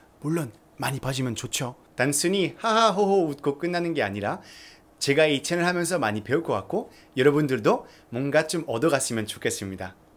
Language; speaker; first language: Korean; non-native, fluent; French